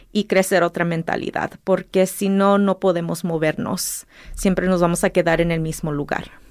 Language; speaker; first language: Spanish; early bilingual, heritage; Spanish